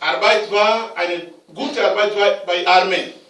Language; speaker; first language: German; non-native, learner; Romanian